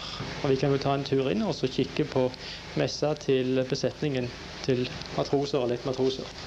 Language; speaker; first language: Norwegian; native; Norwegian